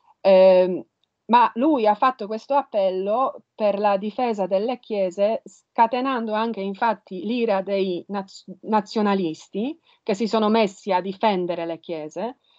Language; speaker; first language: Italian; non-native, fluent; Polish